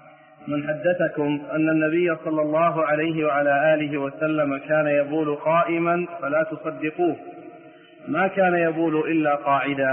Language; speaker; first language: Arabic; native; Arabic